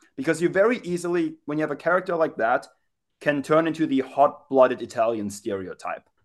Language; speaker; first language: English; non-native, fluent; German